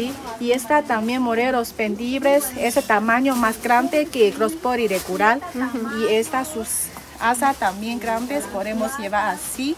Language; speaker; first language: Spanish; non-native, learner; Chinese